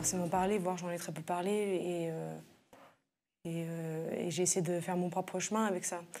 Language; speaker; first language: French; native; French